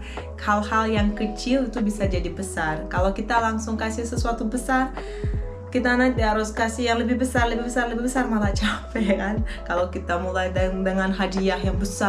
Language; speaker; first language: Indonesian; non-native, fluent; Russian